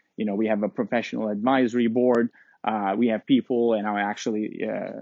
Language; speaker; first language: English; non-native, fluent; Turkish